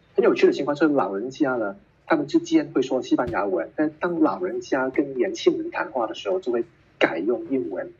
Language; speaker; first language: Chinese; non-native, local second language; Cantonese